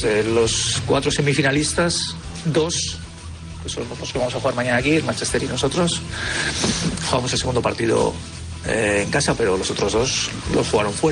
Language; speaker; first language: Spanish; non-native, learner; Norwegian